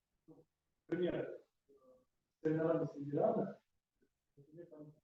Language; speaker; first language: Russian; non-native, learner; Spanish